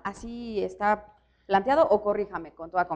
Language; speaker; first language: Spanish; native; Spanish